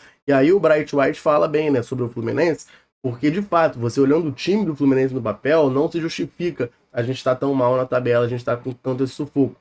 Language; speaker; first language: Portuguese; native; Portuguese